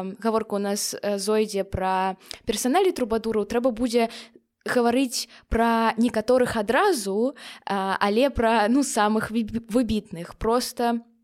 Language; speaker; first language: Belarusian; non-native, local second language; Russian